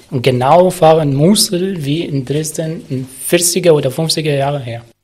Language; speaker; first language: German; non-native, learner; Arabic